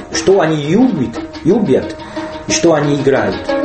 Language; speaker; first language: Russian; non-native, learner; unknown